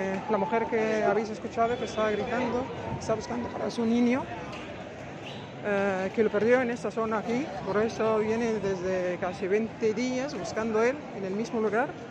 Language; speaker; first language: Spanish; non-native, fluent; Arabic